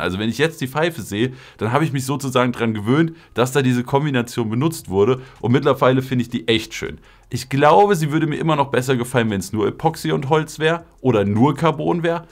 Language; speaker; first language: German; native; German